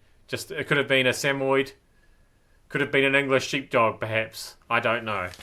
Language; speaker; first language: English; native; English